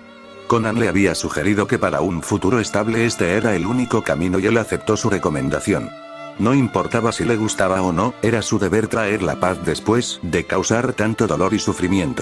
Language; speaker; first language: Spanish; native; Spanish